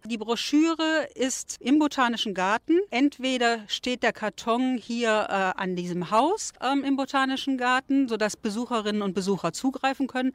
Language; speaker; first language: German; native; German